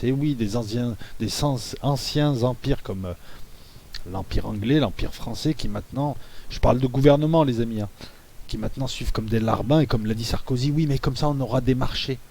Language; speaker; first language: French; native; French